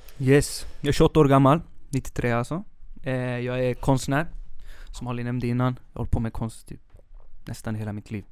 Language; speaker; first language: Swedish; early bilingual, other home language; Spanish